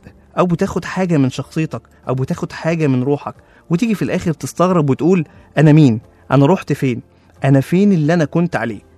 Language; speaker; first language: Arabic; native; Arabic